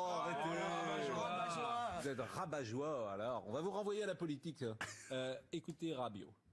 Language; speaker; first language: French; native; French